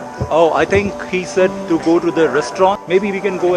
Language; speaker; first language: English; non-native, learner; Hindi